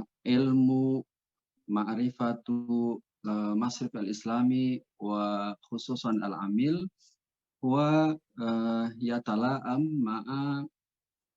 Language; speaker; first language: Arabic; non-native, fluent; Indonesian